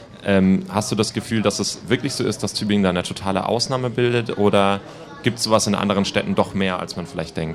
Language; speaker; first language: German; native; German